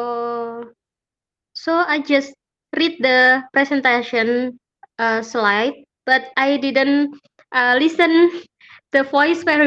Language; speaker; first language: English; non-native, learner; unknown